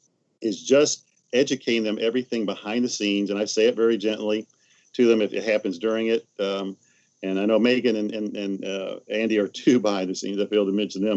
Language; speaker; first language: English; native; English